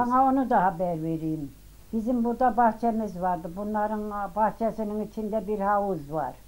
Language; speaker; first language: Turkish; native; Turkish